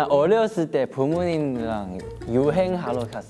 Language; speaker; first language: Korean; non-native, fluent; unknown